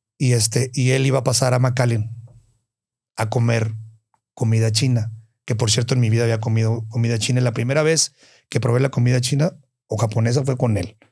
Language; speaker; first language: Spanish; native; Spanish